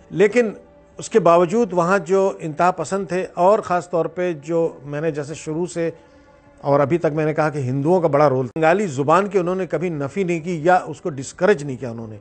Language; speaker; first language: Urdu; native; Urdu